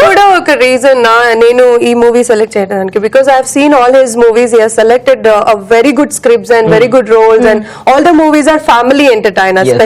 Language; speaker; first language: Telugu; non-native, learner; Kannada